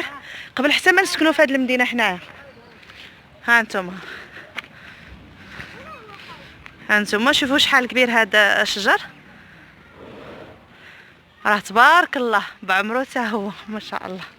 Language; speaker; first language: Arabic; native; Arabic